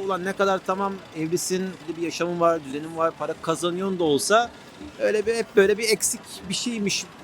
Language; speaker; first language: Turkish; native; Turkish